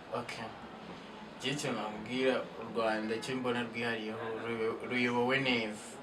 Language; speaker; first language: Kinyarwanda; non-native, fluent; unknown